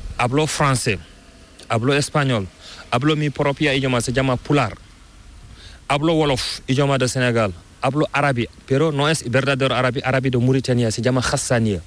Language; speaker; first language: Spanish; non-native, learner; Fula